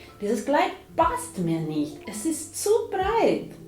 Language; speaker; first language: German; non-native, fluent; Ukrainian